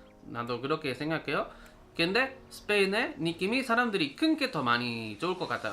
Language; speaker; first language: Korean; non-native, learner; Spanish